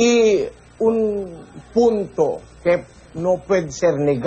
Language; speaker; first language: Spanish; non-native, learner; Filipino